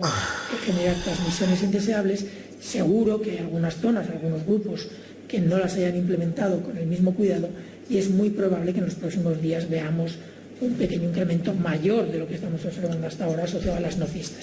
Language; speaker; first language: Spanish; native; Spanish